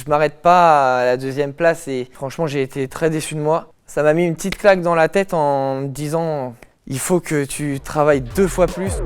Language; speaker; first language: French; native; French